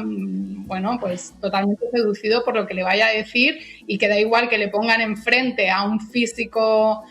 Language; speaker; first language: Spanish; native; Spanish